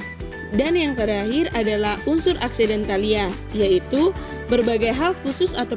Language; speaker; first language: Indonesian; native; Indonesian